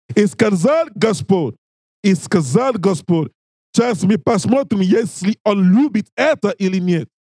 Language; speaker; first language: Russian; non-native, learner; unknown